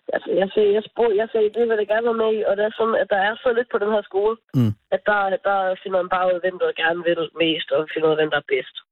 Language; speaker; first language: Danish; native; Danish